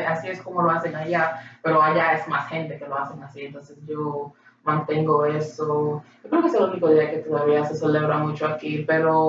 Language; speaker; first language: Spanish; early bilingual, heritage; Spanish